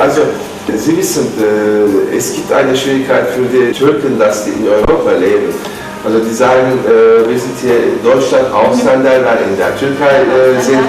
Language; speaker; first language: German; non-native, learner; Turkish